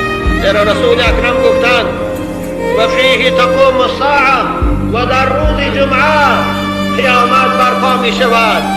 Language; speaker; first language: Persian; native; Persian